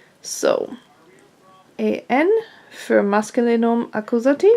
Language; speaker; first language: German; non-native, fluent; English